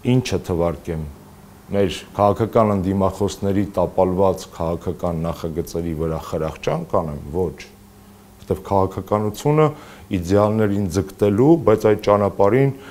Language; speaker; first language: Armenian; native; Armenian